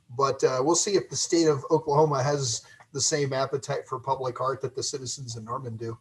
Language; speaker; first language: English; native; English